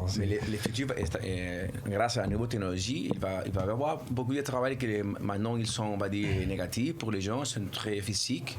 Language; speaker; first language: French; non-native, fluent; Spanish